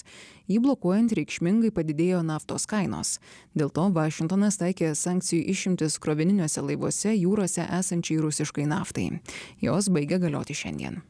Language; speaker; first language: Lithuanian; native; Lithuanian